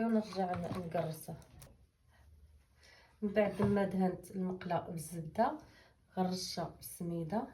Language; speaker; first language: Arabic; native; Arabic